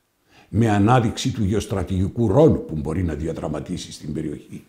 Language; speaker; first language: Greek; native; Greek